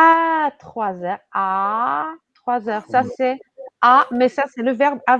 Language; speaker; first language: French; non-native, fluent; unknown